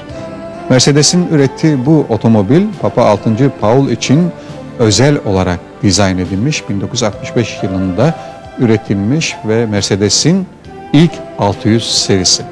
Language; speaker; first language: Turkish; native; Turkish